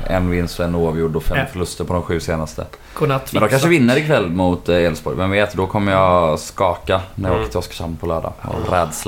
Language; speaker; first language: Swedish; native; Swedish